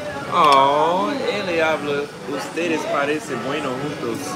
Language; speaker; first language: Spanish; non-native, learner; English